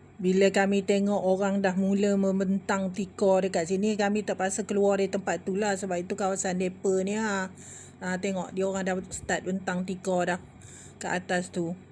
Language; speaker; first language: Malay; native; Malay